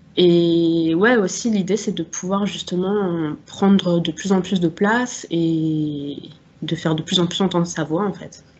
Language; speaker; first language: French; native; French